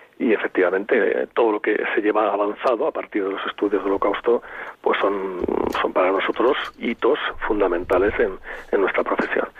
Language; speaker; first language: Spanish; native; Spanish